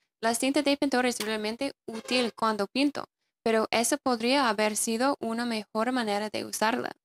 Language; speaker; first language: Spanish; non-native, fluent; English